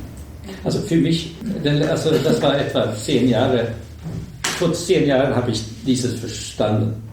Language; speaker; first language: German; non-native, learner; Swedish